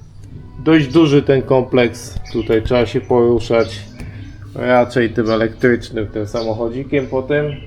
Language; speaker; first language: Polish; native; Polish